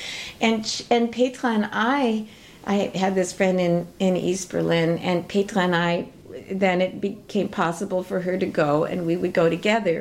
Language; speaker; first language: English; native; English